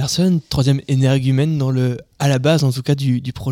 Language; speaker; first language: French; native; French